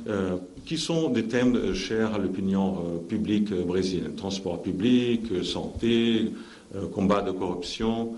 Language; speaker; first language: French; non-native, fluent; Portuguese